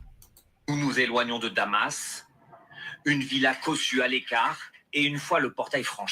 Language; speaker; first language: French; native; French